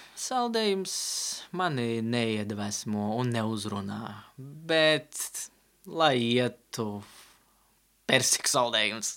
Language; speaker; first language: Latvian; non-native, local second language; Russian